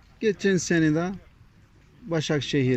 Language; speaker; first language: Turkish; non-native, learner; Portuguese